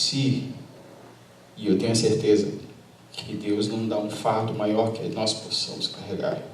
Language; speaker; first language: Portuguese; native; Portuguese